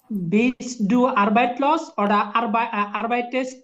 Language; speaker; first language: German; non-native, learner; Bangla